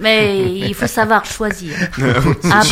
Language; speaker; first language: French; non-native, learner; Chinese